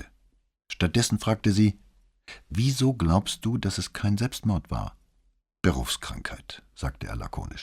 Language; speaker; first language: German; native; German